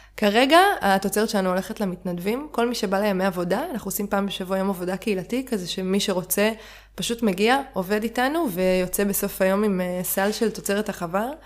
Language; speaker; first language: Hebrew; native; Hebrew